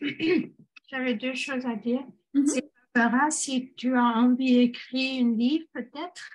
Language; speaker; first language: French; non-native, fluent; English